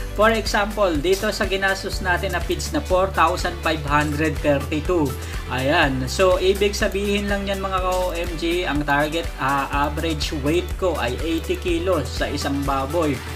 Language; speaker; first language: Filipino; non-native, local second language; Bikol